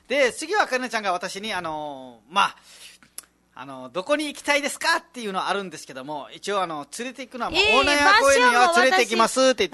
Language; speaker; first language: Japanese; non-native, fluent; Nepali